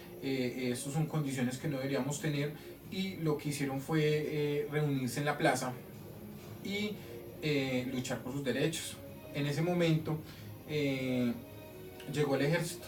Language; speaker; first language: Spanish; native; Spanish